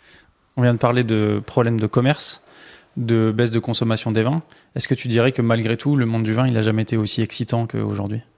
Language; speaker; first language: French; native; French